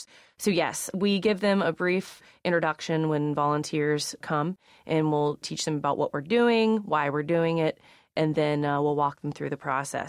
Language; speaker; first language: English; native; English